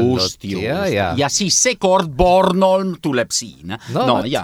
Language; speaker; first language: Estonian; non-native, learner; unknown